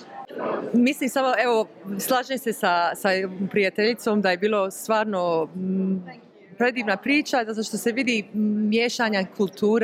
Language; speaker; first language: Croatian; early bilingual, heritage; Croatian